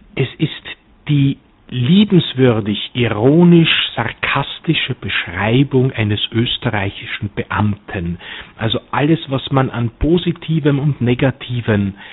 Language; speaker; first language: German; native; German